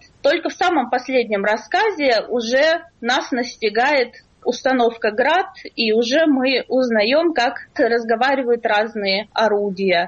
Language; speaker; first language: Russian; native; Russian